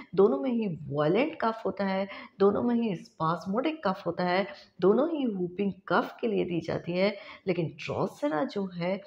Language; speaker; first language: Hindi; non-native, local second language; Marathi